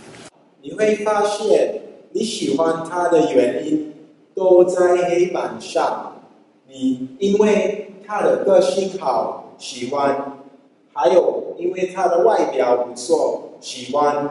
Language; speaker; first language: Chinese; non-native, fluent; English